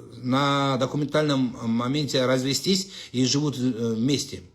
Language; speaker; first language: Russian; non-native, local second language; Kazakh